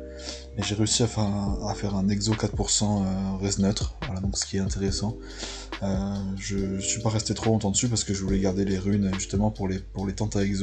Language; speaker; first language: French; native; French